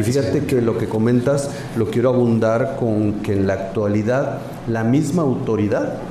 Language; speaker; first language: Spanish; native; Spanish